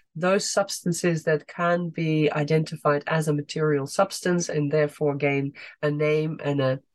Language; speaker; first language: English; non-native, fluent; Dutch